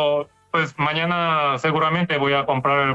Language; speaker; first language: Spanish; non-native, learner; Korean